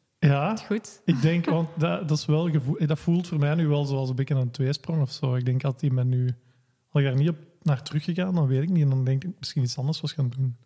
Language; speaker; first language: Dutch; native; Dutch